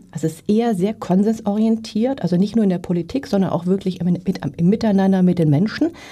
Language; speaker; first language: German; native; German